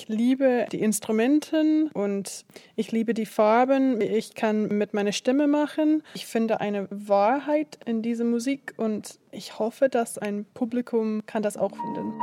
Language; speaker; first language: German; non-native, fluent; English